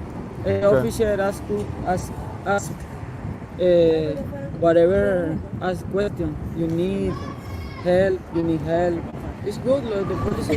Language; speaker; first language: English; non-native, learner; Spanish